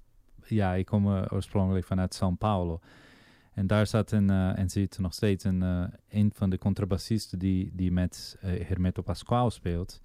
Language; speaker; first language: Dutch; non-native, fluent; Portuguese